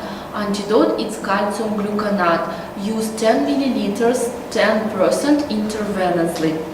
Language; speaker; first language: English; non-native, learner; Russian